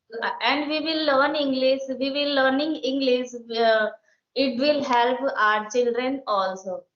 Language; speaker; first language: English; non-native, learner; Hindi